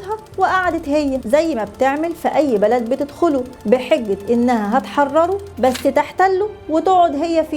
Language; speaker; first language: Arabic; native; Arabic